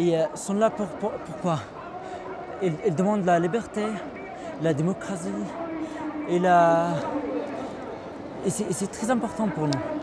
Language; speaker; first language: French; non-native, fluent; Arabic